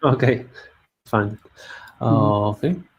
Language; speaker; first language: English; non-native, learner; Italian